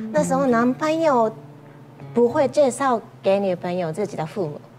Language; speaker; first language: Chinese; non-native, fluent; Japanese